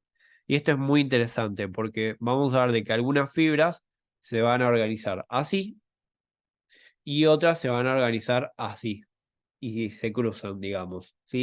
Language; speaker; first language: Spanish; native; Spanish